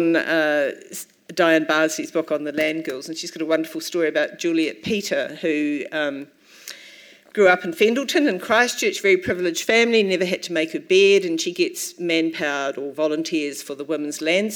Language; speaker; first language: English; native; English